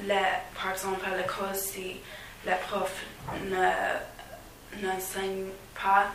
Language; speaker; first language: French; non-native, learner; English